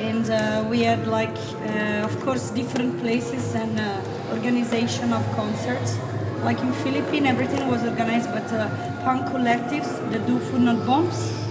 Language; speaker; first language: English; non-native, fluent; Italian